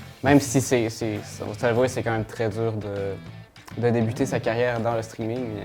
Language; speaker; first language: French; native; French